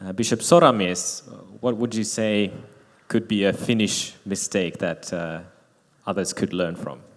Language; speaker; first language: English; non-native, fluent; Finnish